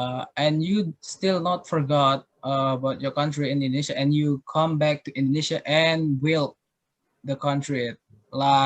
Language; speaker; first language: English; non-native, learner; Indonesian